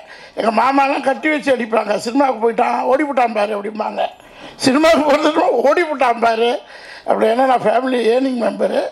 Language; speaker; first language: Tamil; native; Tamil